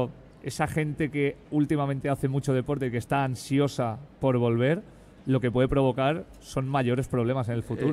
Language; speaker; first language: Spanish; native; Spanish